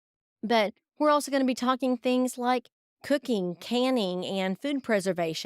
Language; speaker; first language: English; native; English